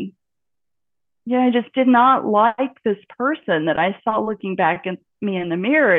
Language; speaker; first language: English; native; English